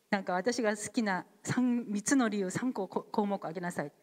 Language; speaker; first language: Japanese; non-native, fluent; Korean